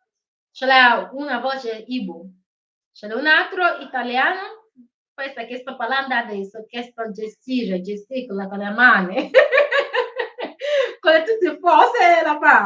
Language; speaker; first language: Italian; non-native, learner; Igbo